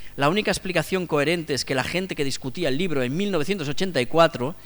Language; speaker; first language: Spanish; non-native, local second language; Catalan